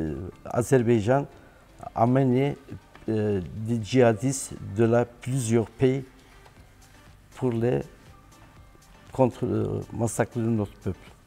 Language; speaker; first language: French; non-native, learner; Turkish